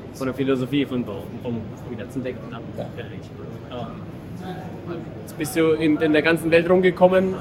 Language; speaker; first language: German; native; German